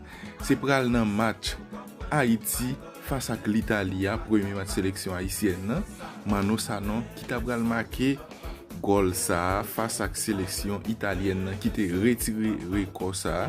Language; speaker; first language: French; non-native, learner; Haitian Creole